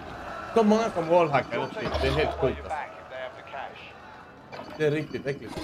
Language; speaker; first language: Swedish; native; Swedish